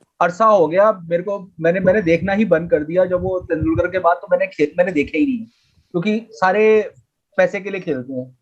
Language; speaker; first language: Hindi; native; Hindi